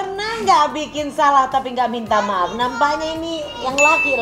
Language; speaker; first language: Indonesian; native; Indonesian